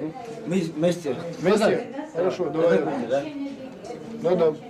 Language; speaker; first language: Russian; non-native, learner; French